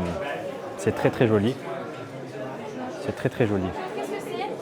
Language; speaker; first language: French; native; French